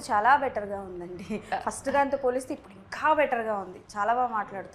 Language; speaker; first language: Telugu; native; Telugu